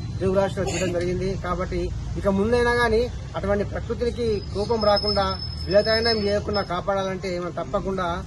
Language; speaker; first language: Telugu; native; Telugu